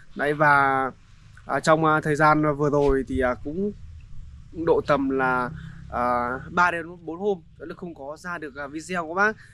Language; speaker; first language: Vietnamese; native; Vietnamese